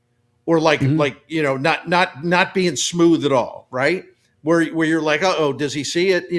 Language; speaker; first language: English; native; English